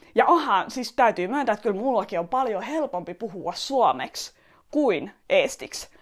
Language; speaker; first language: Finnish; early bilingual, other home language; Estonian